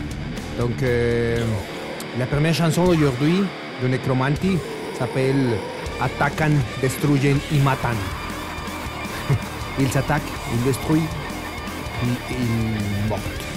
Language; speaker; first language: French; non-native, fluent; Spanish